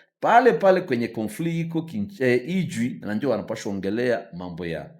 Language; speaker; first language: Swahili; native; Swahili